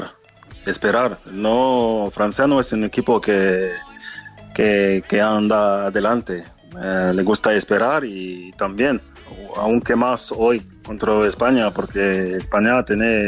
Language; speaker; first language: Spanish; non-native, fluent; French